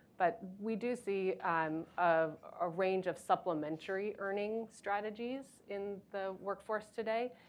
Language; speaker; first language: English; native; English